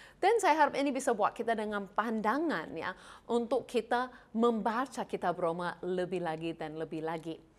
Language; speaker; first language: Indonesian; non-native, fluent; English